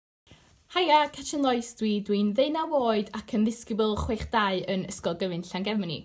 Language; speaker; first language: Welsh; native; Welsh